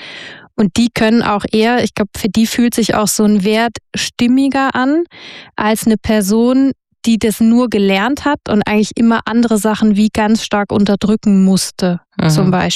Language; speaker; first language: German; native; German